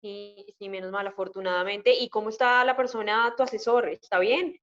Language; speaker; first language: Spanish; native; Spanish